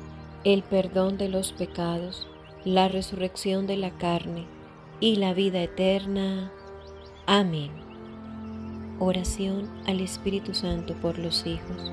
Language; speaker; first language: Spanish; native; Spanish